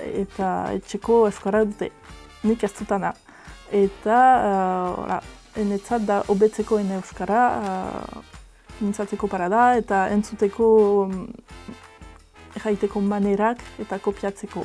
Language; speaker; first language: Basque; non-native, local second language; French